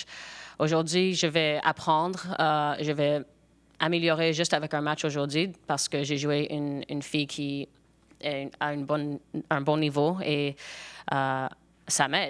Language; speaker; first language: French; non-native, local second language; English